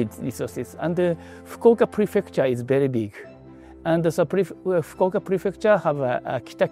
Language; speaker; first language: English; non-native, learner; Japanese